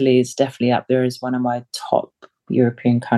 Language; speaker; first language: English; early bilingual, other home language; Samoan